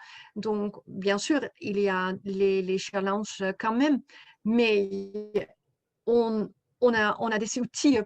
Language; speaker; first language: French; non-native, fluent; Dutch